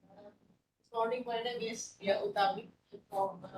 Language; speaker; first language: English; non-native, learner; Indonesian